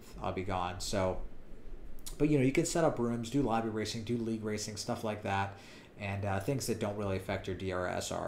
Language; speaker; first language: English; native; English